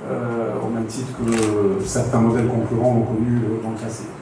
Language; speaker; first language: French; non-native, local second language; Arabic